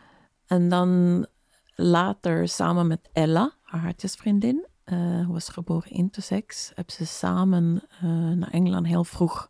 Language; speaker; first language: Dutch; non-native, fluent; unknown